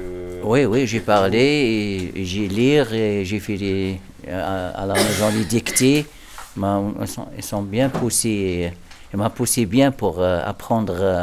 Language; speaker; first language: French; non-native, learner; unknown